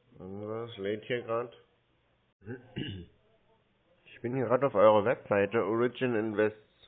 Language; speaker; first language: German; native; German